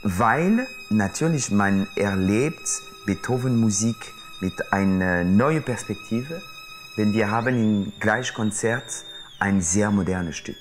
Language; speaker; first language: German; non-native, local second language; French